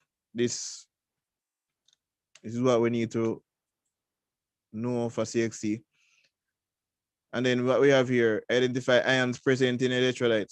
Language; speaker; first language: English; native; English